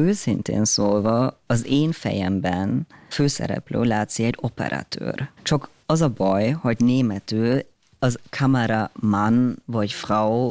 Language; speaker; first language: Hungarian; non-native, fluent; German